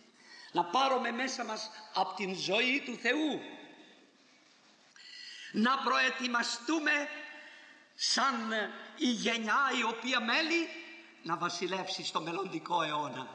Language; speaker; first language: Greek; native; Greek